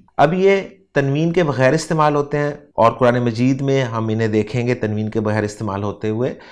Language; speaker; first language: Urdu; native; Urdu